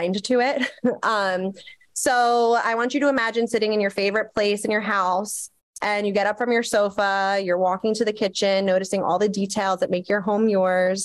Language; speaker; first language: English; native; English